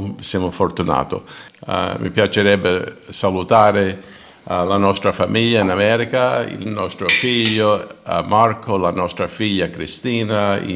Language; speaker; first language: Italian; early bilingual, heritage; Italian